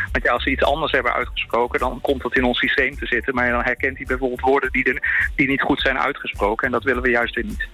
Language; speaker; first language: Dutch; native; Dutch